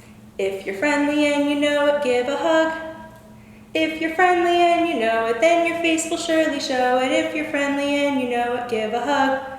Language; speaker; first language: English; native; English